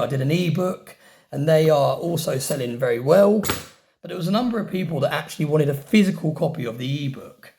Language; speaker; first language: English; native; English